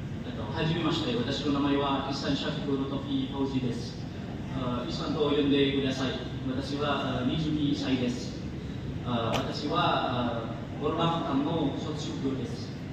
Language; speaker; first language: Japanese; non-native, learner; Indonesian